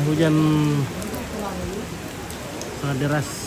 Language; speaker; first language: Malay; non-native, local second language; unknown